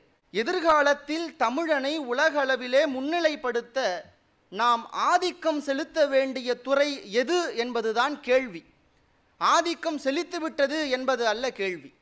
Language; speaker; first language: Tamil; native; Tamil